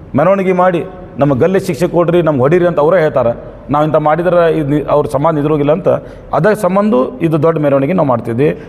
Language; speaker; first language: Kannada; non-native, local second language; Urdu